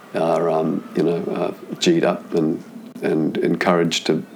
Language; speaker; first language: English; native; English